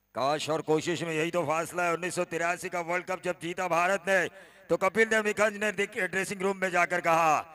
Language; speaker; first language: Hindi; non-native, local second language; Marathi